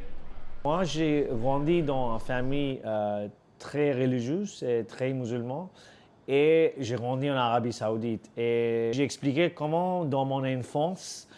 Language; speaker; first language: French; non-native, learner; Urdu